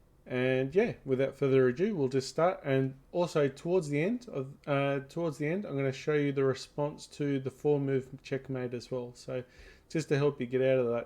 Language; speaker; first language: English; native; English